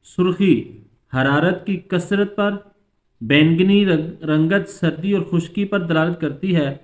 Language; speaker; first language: Hindi; non-native, local second language; Punjabi